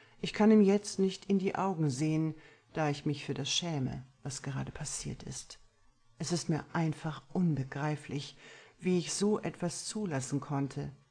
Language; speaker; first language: German; native; German